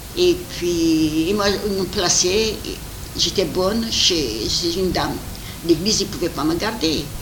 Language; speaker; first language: French; non-native, fluent; Armenian